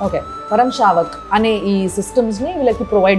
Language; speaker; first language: Telugu; native; Telugu